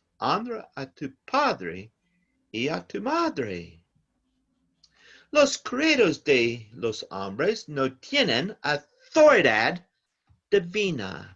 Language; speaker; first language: Spanish; non-native, learner; English